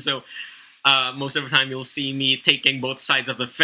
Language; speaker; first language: English; non-native, local second language; Filipino